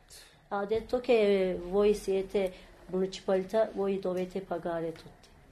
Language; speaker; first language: Italian; non-native, learner; Turkish